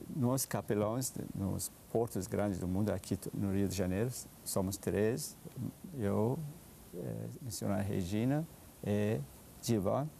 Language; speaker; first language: Portuguese; non-native, fluent; Persian